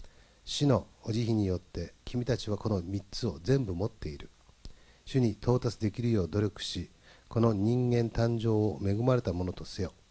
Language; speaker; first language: Japanese; native; Japanese